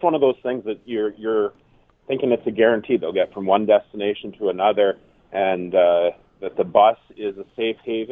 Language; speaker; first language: English; native; English